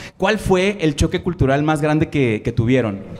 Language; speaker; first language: Spanish; native; Spanish